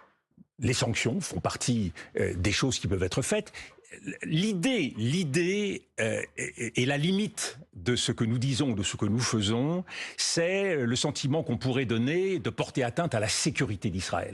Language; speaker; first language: French; native; French